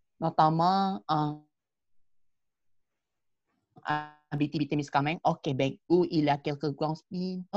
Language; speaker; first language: French; non-native, learner; Indonesian